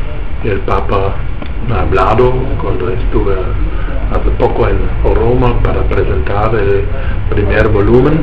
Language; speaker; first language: Spanish; non-native, fluent; German